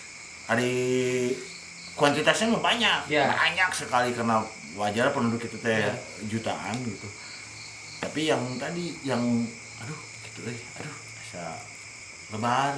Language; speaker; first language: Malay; non-native, local second language; Sundanese